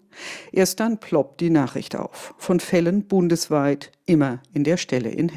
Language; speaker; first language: German; native; German